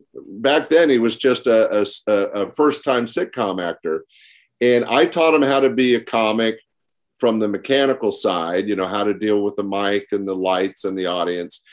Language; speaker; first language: English; native; English